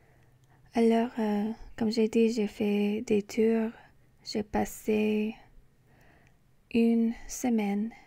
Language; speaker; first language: French; non-native, learner; English